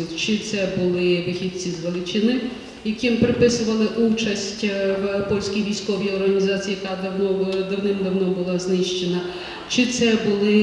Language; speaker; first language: Ukrainian; native; Ukrainian